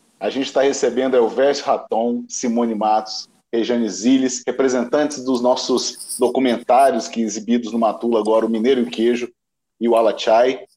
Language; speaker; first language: Portuguese; native; Portuguese